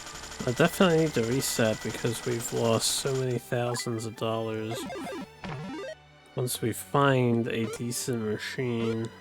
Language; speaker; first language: English; native; English